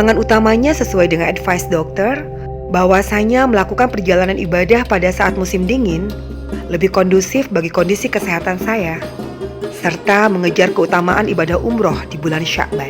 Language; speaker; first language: Indonesian; native; Indonesian